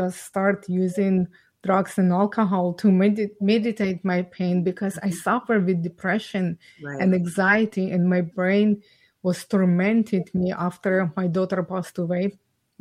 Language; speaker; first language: English; non-native, fluent; Ukrainian